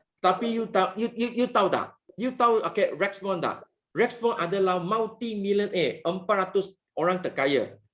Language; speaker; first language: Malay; non-native, local second language; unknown